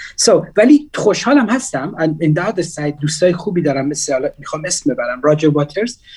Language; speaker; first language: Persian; non-native, local second language; Central Kurdish